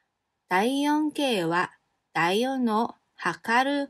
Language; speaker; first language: Japanese; non-native, fluent; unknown